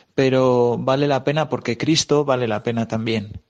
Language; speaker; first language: Spanish; native; Spanish